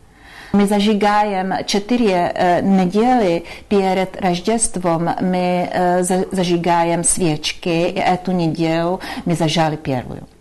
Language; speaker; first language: Russian; non-native, learner; Czech